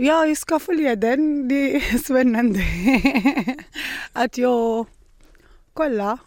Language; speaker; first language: Swedish; non-native, learner; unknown